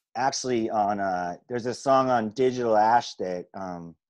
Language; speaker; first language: English; native; English